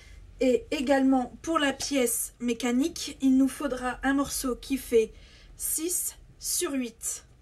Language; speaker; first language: French; native; French